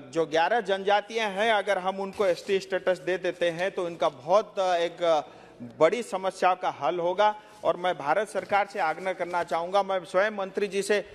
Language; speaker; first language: Hindi; non-native, local second language; Nepali